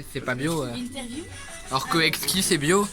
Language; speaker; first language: French; native; French